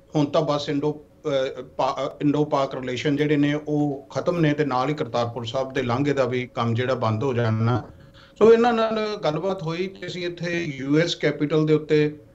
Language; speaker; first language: Punjabi; native; Punjabi